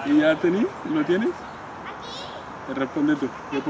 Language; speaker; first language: Spanish; non-native, fluent; Haitian Creole